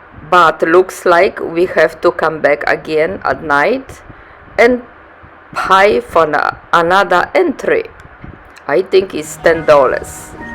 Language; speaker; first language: English; non-native, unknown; Polish